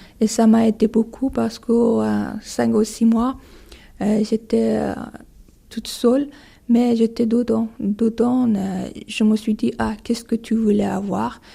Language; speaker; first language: French; non-native, learner; Persian